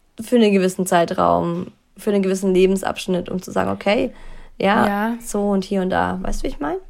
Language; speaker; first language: German; native; German